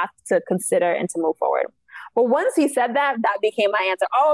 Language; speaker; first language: English; native; English